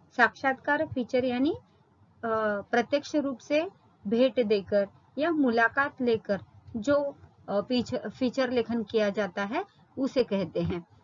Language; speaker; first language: Hindi; non-native, local second language; Marathi